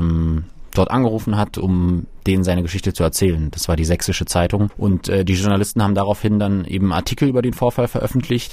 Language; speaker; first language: German; native; German